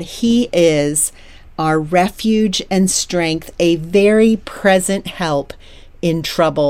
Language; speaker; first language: English; native; English